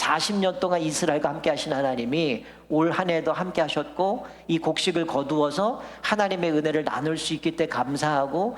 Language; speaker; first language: Korean; native; Korean